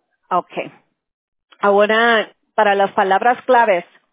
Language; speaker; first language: Spanish; early bilingual, heritage; Spanish